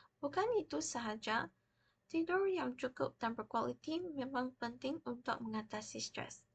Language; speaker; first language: Malay; non-native, local second language; Chinese